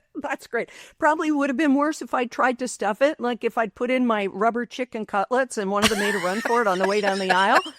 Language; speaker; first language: English; native; English